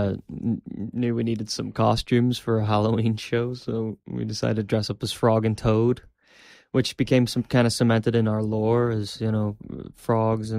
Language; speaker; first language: English; native; English